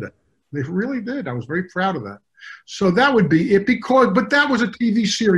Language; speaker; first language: English; native; English